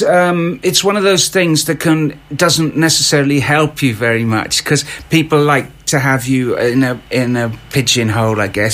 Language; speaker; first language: English; native; English